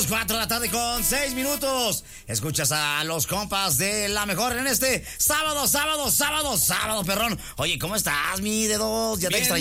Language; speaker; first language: Spanish; native; Spanish